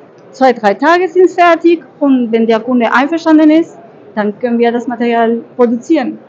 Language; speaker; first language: German; non-native, fluent; Spanish